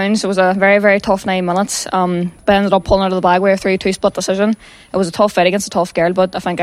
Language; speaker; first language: English; native; English